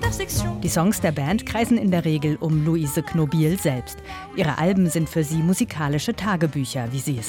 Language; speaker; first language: German; native; German